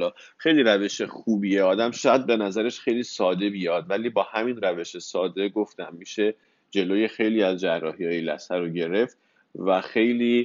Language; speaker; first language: Persian; native; Persian